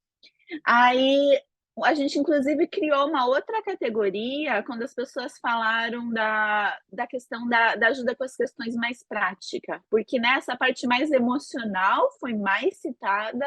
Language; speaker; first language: Portuguese; native; Portuguese